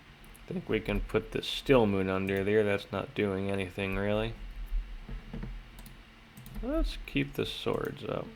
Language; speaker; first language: English; native; English